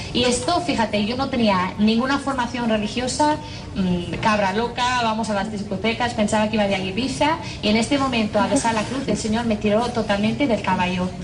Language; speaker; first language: Spanish; non-native, fluent; English